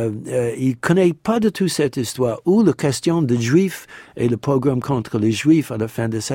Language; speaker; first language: French; non-native, fluent; English